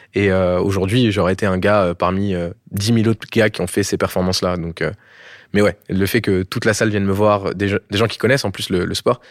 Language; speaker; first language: French; native; French